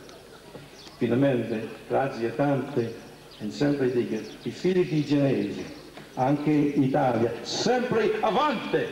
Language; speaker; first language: Italian; early bilingual, heritage; English